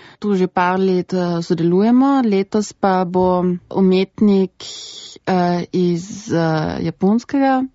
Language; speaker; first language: Slovenian; early bilingual, heritage; German